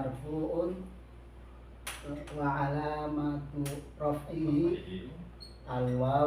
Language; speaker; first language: Arabic; non-native, learner; Indonesian